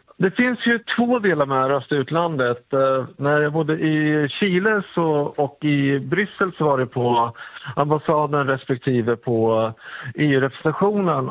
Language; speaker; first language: Swedish; native; Swedish